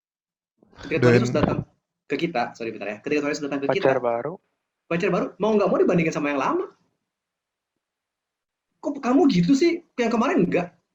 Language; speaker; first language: Indonesian; native; Indonesian